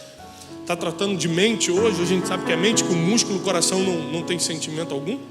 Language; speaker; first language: Portuguese; native; Portuguese